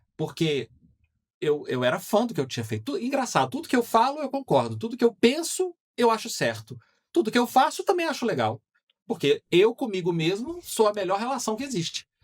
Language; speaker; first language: Portuguese; native; Portuguese